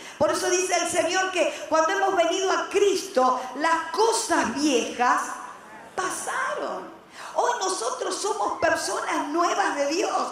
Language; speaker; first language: Spanish; native; Spanish